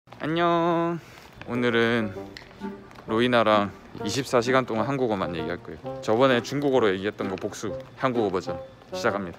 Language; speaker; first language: Korean; native; Korean